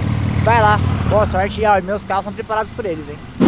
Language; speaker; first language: Portuguese; native; Portuguese